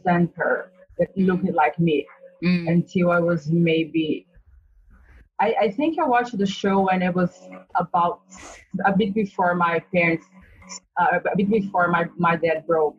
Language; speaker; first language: English; non-native, learner; Portuguese